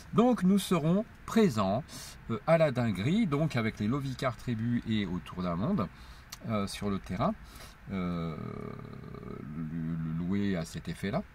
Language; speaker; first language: French; native; French